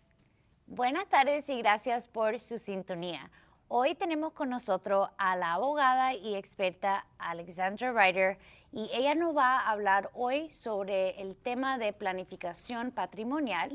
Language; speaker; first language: Spanish; early bilingual, heritage; English